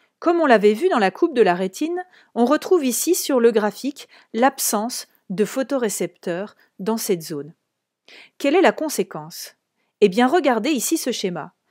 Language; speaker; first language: French; native; French